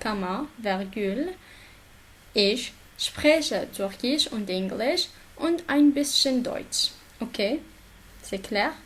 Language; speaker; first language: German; non-native, fluent; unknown